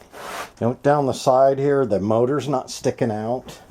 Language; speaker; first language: English; native; English